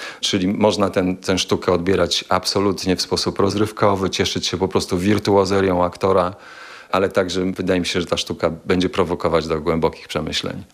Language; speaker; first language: Polish; native; Polish